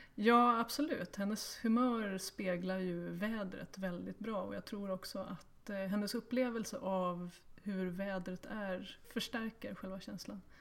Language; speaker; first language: Swedish; native; Swedish